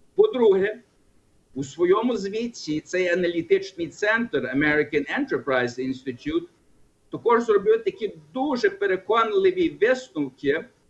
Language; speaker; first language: Ukrainian; early bilingual, heritage; Ukrainian